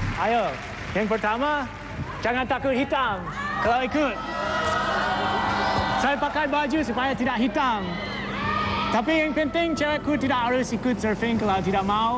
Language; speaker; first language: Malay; non-native, learner; English